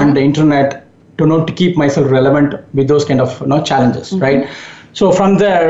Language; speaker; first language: English; non-native, local second language; Tamil